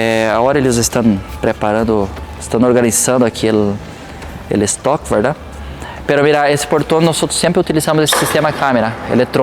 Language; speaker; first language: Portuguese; early bilingual, heritage; Portuguese